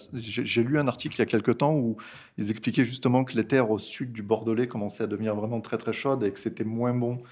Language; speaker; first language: French; native; French